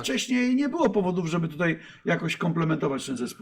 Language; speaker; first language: Polish; native; Polish